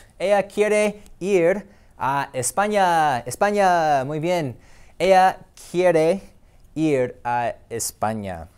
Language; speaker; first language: Spanish; non-native, fluent; English